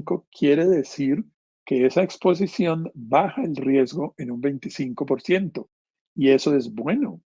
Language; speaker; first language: Spanish; native; Spanish